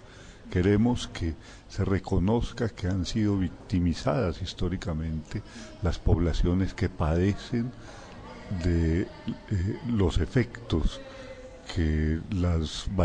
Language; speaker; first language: Spanish; native; Spanish